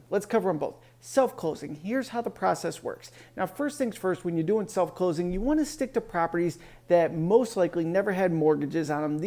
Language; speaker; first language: English; native; English